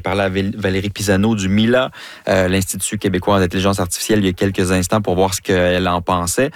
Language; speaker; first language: French; native; French